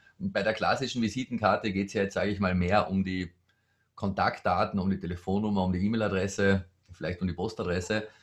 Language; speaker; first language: German; native; German